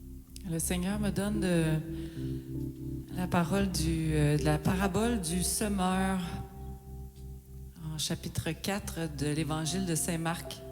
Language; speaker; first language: French; native; French